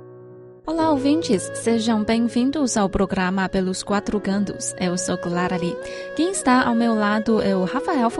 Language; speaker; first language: Portuguese; non-native, fluent; Chinese